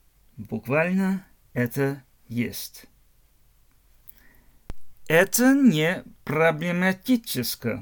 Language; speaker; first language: Russian; non-native, learner; German